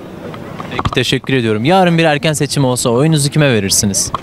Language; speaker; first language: Turkish; native; Turkish